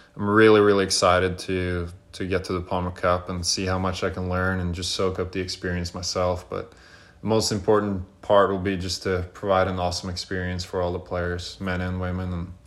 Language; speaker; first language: English; non-native, fluent; Norwegian